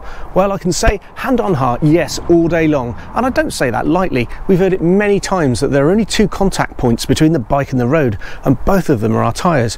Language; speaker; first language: English; native; English